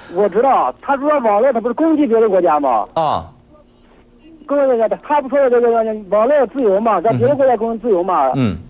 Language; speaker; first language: Chinese; native; Chinese